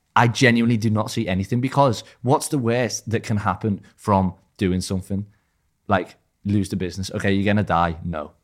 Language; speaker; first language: English; native; English